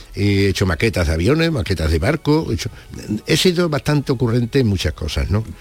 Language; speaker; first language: Spanish; native; Spanish